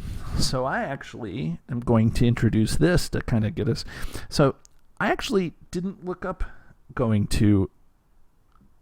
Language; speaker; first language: English; native; English